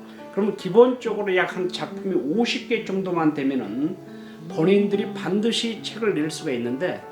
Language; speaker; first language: Korean; native; Korean